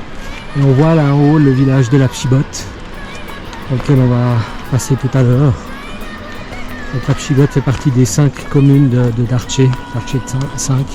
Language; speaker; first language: French; native; French